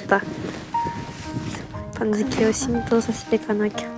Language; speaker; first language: Japanese; native; Japanese